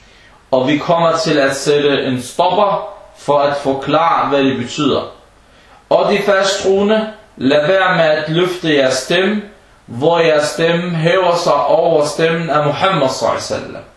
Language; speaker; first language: Danish; non-native, fluent; Arabic